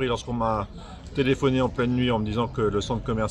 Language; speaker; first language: French; native; French